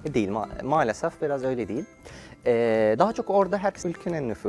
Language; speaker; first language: Turkish; non-native, fluent; Arabic